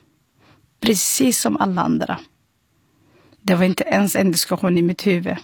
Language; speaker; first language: Swedish; non-native, fluent; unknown